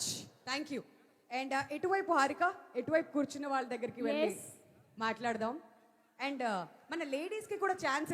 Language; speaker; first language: Telugu; native; Telugu